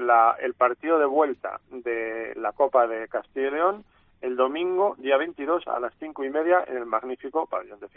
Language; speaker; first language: Spanish; native; Spanish